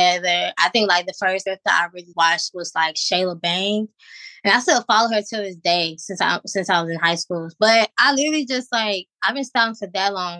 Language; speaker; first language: English; native; English